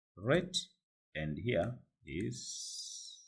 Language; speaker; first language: English; non-native, local second language; Swahili